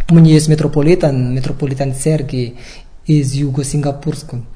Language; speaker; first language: Russian; non-native, learner; Indonesian